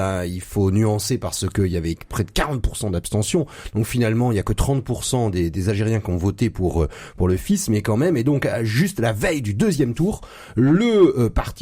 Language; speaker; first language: French; native; French